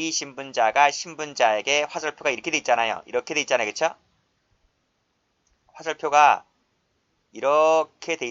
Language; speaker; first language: Korean; native; Korean